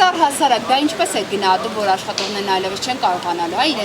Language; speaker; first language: Armenian; native; Armenian